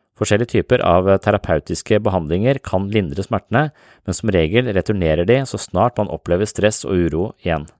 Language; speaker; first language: Norwegian; native; Norwegian